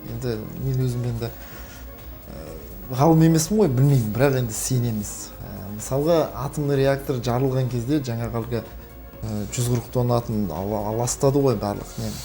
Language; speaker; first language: Kazakh; native; Kazakh